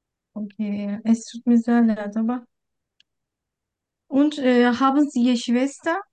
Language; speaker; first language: German; non-native, learner; Turkish